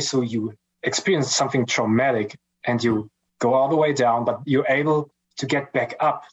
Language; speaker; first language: English; non-native, fluent; German